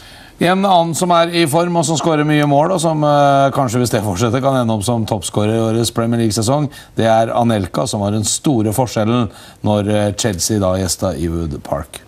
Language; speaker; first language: Norwegian; native; Norwegian